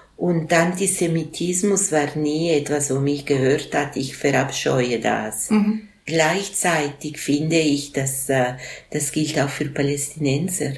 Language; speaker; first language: German; non-native, fluent; Italian